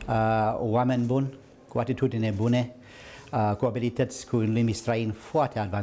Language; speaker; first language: Romanian; non-native, learner; English